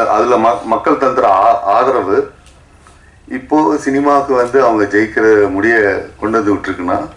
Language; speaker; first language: Tamil; native; Tamil